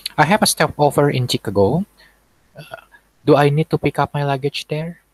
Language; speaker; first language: English; non-native, fluent; Indonesian